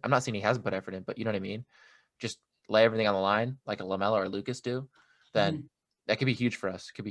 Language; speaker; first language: English; native; English